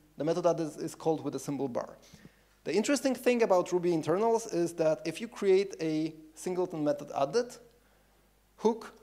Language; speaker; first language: English; non-native, fluent; Polish